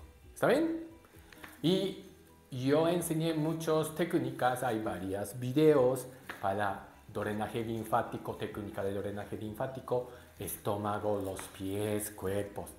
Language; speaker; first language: Spanish; non-native, learner; Japanese